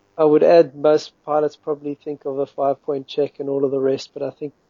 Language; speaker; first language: English; native; English